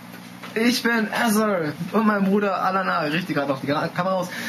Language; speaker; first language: German; native; German